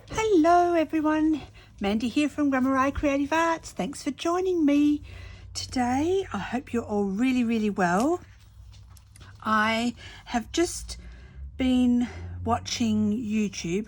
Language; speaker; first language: English; native; English